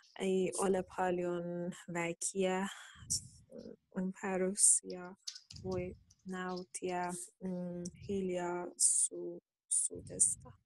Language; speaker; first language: Finnish; non-native, learner; Urdu